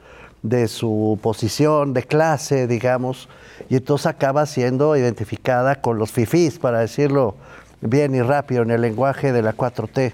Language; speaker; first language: Spanish; native; Spanish